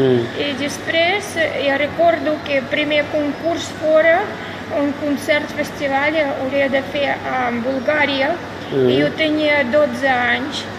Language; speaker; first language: Catalan; non-native, fluent; Russian